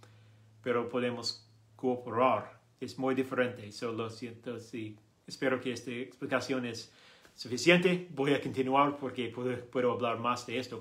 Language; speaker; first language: Spanish; non-native, learner; English